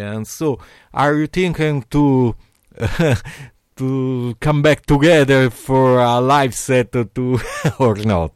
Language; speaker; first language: English; non-native, learner; Italian